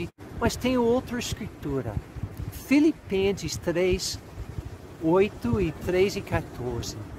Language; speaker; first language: Portuguese; non-native, fluent; English